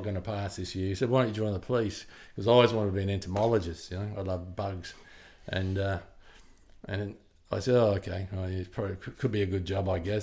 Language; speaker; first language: English; native; English